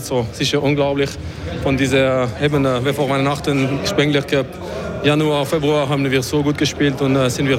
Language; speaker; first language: German; non-native, fluent; French